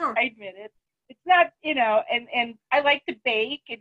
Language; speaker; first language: English; native; English